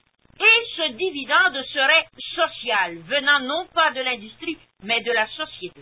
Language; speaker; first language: French; native; French